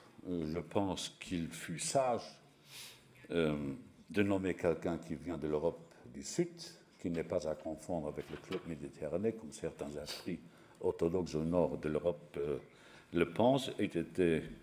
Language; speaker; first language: French; non-native, local second language; Luxembourgish